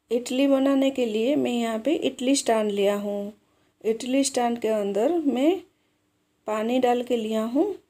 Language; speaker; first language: Hindi; native; Hindi